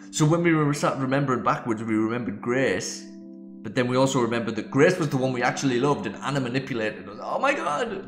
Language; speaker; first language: English; native; English